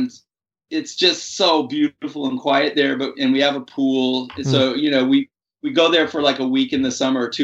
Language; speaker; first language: English; native; English